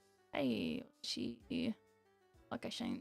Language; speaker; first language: Japanese; non-native, learner; English